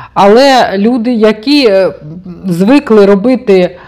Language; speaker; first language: Ukrainian; non-native, local second language; Russian